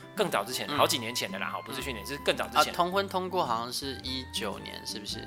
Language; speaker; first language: Chinese; native; Chinese